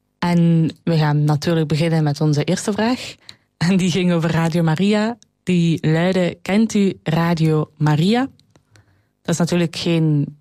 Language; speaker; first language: Dutch; native; Dutch